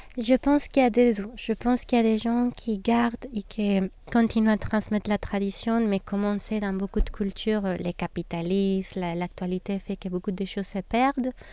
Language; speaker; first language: French; non-native, fluent; Spanish